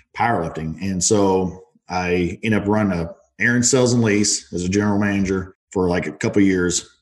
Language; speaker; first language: English; native; English